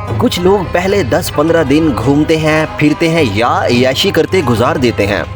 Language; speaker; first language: Urdu; non-native, local second language; Punjabi